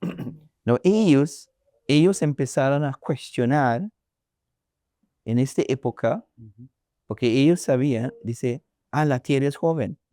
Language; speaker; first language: Spanish; non-native, learner; English